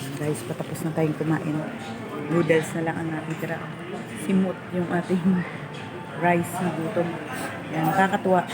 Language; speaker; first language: Filipino; native; Filipino